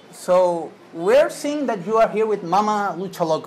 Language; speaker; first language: English; native; English